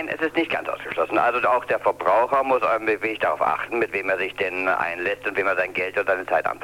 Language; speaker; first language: German; native; German